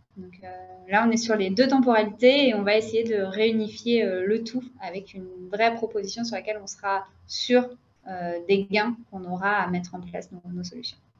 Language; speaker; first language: French; native; French